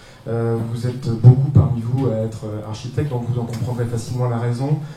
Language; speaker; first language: French; native; French